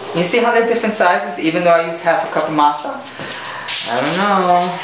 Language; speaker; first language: English; early bilingual, other home language; Spanish